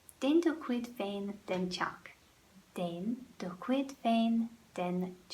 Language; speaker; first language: Irish; non-native, local second language; English